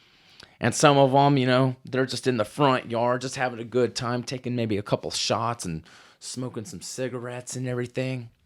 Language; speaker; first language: English; native; English